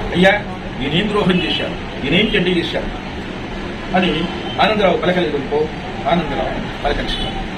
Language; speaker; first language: Telugu; native; Telugu